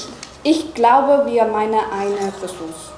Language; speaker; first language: German; non-native, learner; Chinese